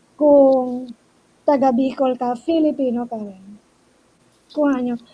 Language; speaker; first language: Filipino; native; Filipino